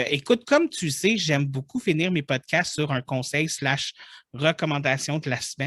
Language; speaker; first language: French; native; French